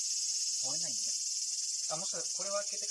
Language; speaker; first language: Japanese; non-native, fluent; French